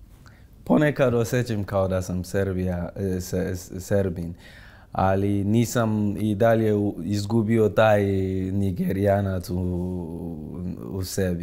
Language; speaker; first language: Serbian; non-native, fluent; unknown